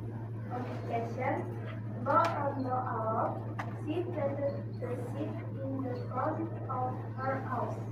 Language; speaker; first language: English; non-native, learner; Indonesian